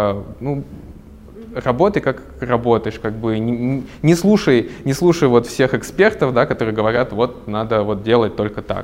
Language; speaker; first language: Russian; native; Russian